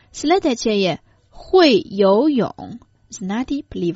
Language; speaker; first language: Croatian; non-native, fluent; Chinese